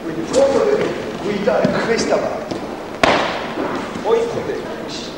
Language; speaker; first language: Italian; non-native, learner; Japanese